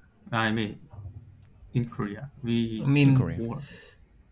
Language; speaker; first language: English; non-native, fluent; Korean